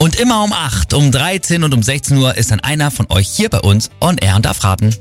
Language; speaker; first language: German; native; German